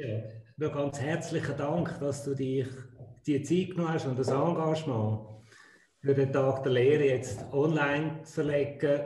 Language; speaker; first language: German; native; German